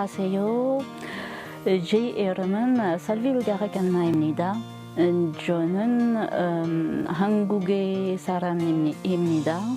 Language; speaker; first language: Korean; non-native, learner; French